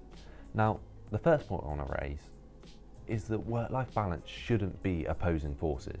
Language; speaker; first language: English; native; English